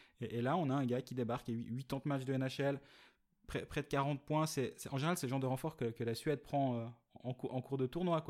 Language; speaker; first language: French; native; French